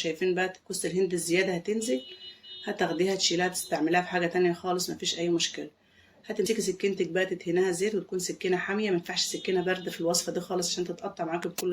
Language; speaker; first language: Arabic; native; Arabic